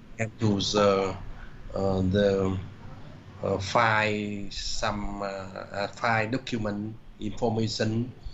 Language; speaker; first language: English; non-native, learner; Vietnamese